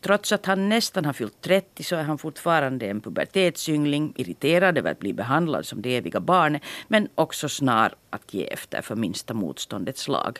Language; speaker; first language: Swedish; native; Swedish